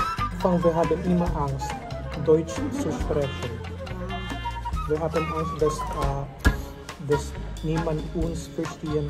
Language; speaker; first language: German; non-native, learner; Cebuano